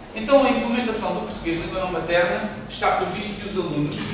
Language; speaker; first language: Portuguese; native; Portuguese